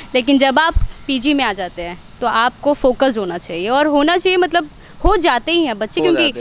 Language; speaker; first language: Hindi; native; Hindi